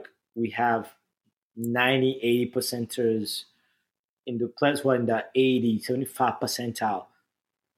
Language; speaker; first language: English; non-native, local second language; Ganda